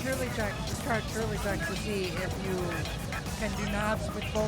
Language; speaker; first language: English; native; English